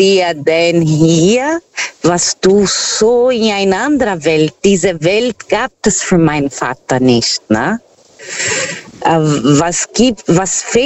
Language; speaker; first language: German; non-native, fluent; Portuguese